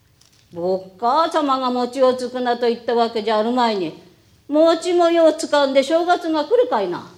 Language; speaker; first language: Japanese; native; Japanese